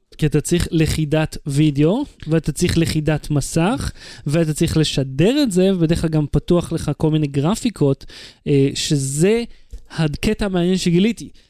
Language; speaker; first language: Hebrew; native; Hebrew